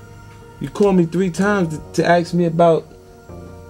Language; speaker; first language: English; native; English